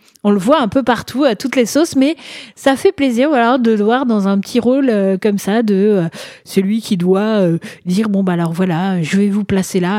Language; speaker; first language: French; native; French